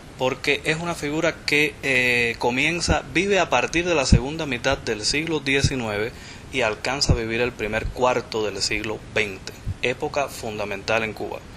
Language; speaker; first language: Spanish; native; Spanish